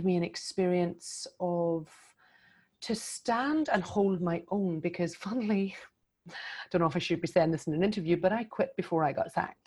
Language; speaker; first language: English; native; English